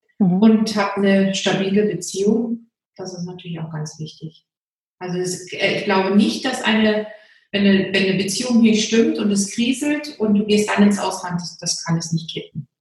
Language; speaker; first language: German; native; German